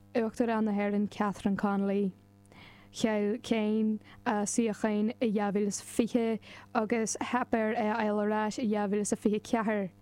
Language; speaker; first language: Irish; native; Irish